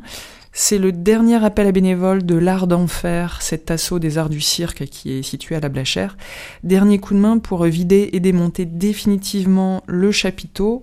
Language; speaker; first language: French; native; French